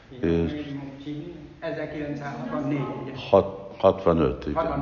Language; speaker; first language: Hungarian; non-native, fluent; English